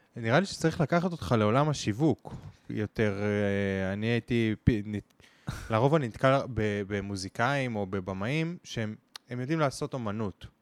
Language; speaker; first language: Hebrew; native; Hebrew